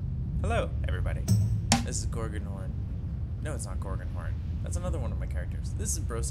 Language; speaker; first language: English; native; English